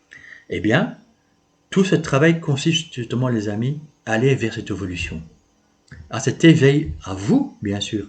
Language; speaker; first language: French; native; French